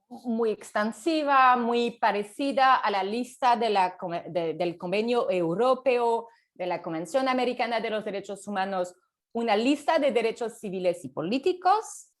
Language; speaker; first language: Spanish; non-native, fluent; French